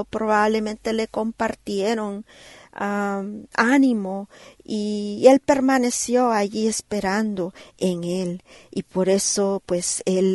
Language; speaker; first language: Spanish; native; Spanish